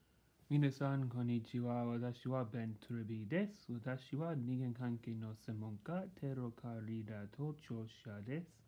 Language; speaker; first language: Japanese; non-native, learner; English